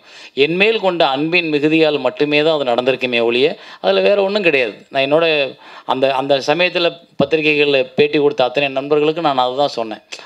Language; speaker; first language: Tamil; native; Tamil